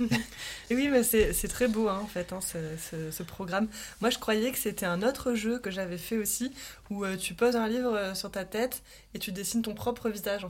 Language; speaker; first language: French; native; French